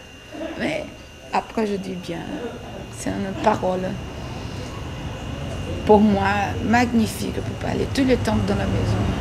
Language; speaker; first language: French; non-native, learner; Portuguese